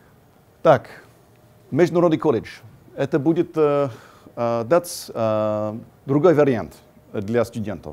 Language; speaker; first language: Russian; non-native, fluent; English